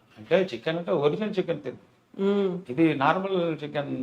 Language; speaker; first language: Telugu; non-native, local second language; Tamil